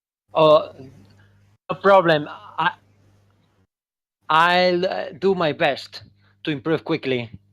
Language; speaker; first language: English; non-native, fluent; Spanish